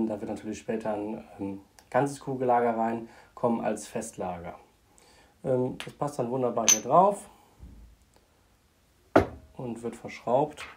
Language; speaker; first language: German; native; German